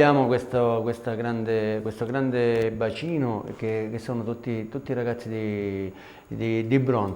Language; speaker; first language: Italian; native; Italian